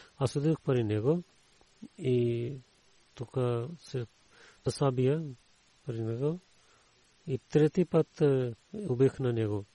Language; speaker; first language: Bulgarian; non-native, learner; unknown